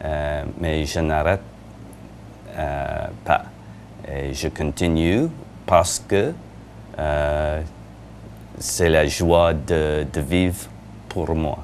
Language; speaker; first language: French; non-native, learner; English